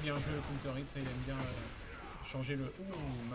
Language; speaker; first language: French; native; French